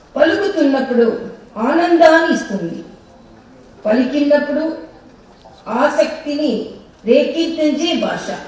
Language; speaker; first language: Telugu; non-native, learner; Tamil